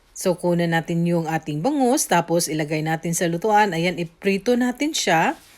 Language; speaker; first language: Filipino; native; Filipino